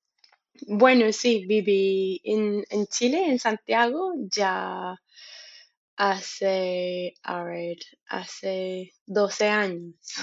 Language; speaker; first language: Spanish; non-native, fluent; English